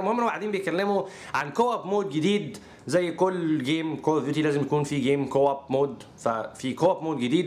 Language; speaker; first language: Arabic; native; Arabic